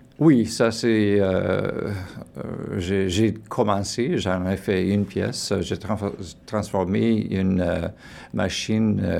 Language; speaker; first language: French; non-native, fluent; Portuguese